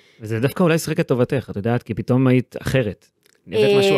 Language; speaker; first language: Hebrew; native; Hebrew